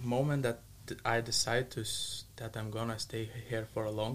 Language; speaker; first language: English; non-native, learner; Lithuanian